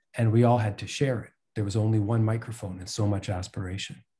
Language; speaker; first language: English; native; English